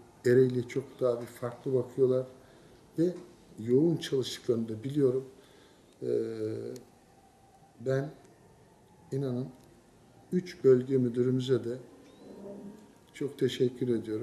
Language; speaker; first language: Turkish; native; Turkish